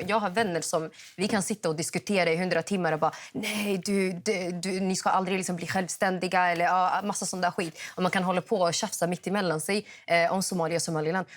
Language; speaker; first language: Swedish; early bilingual, other home language; Somali